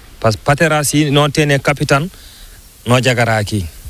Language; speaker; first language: Spanish; non-native, learner; Fula